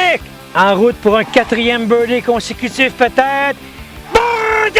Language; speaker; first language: French; native; French